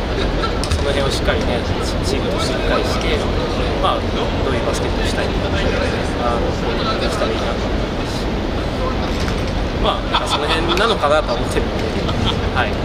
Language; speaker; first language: Japanese; native; Japanese